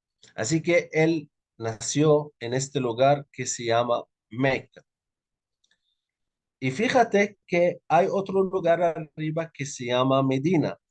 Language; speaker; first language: Spanish; non-native, fluent; Arabic